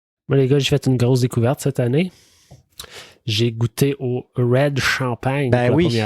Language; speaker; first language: French; native; French